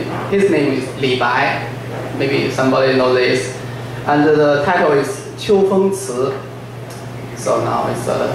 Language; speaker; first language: English; non-native, learner; Chinese